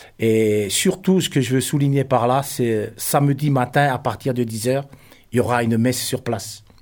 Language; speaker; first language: French; non-native, local second language; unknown